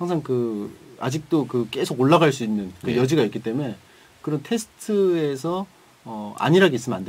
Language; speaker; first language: Korean; native; Korean